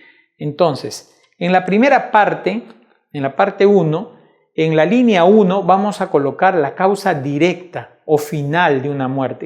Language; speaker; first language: Spanish; native; Spanish